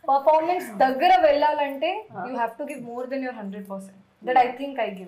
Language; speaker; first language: Telugu; non-native, fluent; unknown